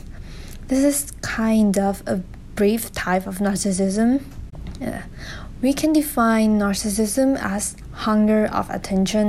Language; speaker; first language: English; non-native, fluent; Thai